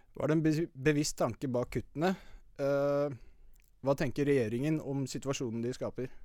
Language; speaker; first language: Norwegian; native; Norwegian